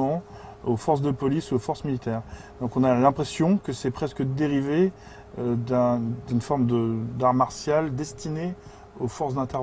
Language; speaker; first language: French; native; French